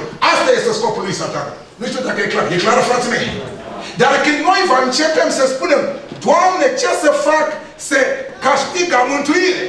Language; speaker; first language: Romanian; non-native, learner; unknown